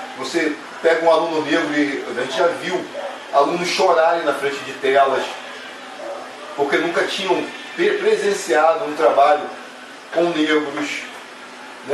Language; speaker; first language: Portuguese; native; Portuguese